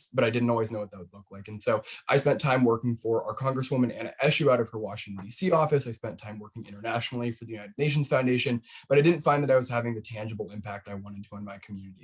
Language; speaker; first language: English; native; English